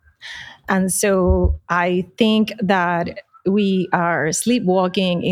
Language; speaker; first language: English; non-native, fluent; Spanish